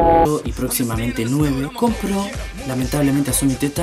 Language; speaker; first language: Spanish; native; Spanish